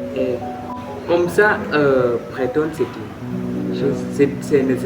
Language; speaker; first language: French; non-native, learner; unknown